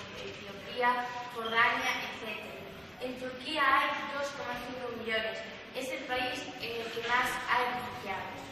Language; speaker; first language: Spanish; non-native, local second language; Galician